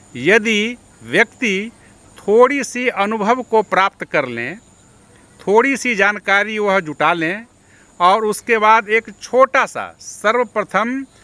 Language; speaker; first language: Hindi; native; Hindi